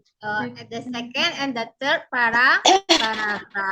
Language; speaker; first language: English; non-native, learner; Indonesian